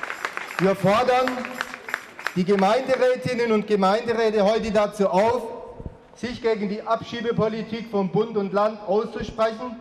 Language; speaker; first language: German; native; German